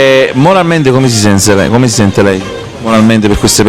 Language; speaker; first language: Italian; native; Italian